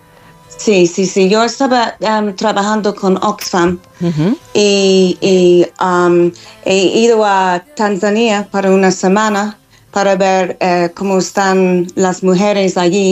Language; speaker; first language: Spanish; non-native, learner; English